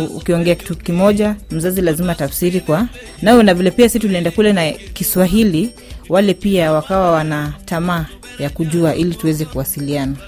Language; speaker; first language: Swahili; non-native, local second language; Luo (Kenya and Tanzania)